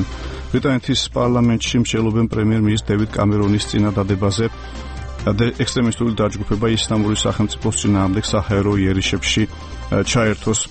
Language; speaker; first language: Georgian; native; Georgian